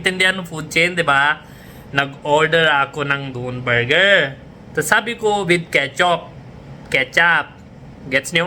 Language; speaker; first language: Filipino; non-native, learner; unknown